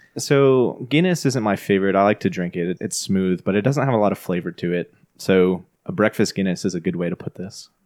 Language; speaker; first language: English; native; English